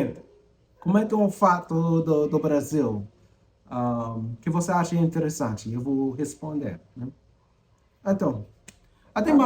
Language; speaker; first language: Portuguese; non-native, learner; English